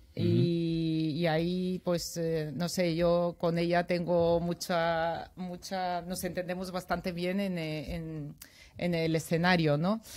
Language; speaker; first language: Spanish; non-native, fluent; Bulgarian